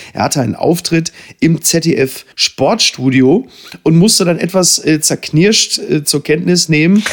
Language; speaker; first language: German; native; German